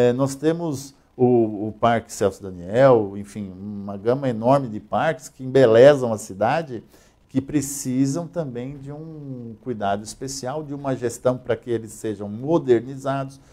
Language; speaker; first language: Portuguese; native; Portuguese